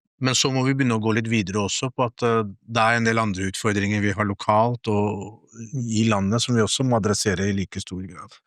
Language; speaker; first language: Norwegian; early bilingual, other home language; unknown